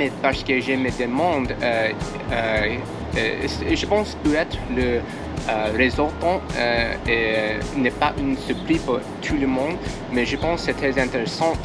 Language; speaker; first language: French; non-native, learner; English